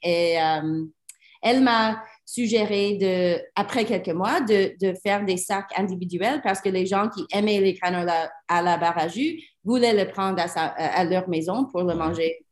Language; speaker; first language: French; non-native, learner; English